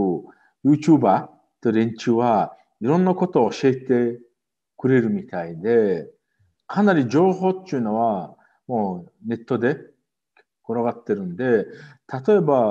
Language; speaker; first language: Japanese; non-native, fluent; Mongolian